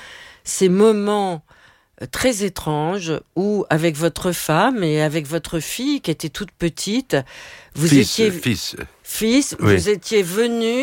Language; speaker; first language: French; native; French